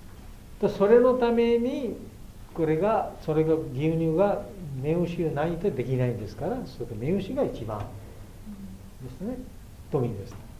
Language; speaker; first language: Japanese; non-native, fluent; Bangla